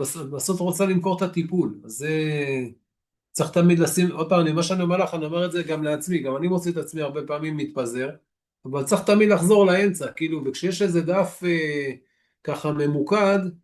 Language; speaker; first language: Hebrew; native; Hebrew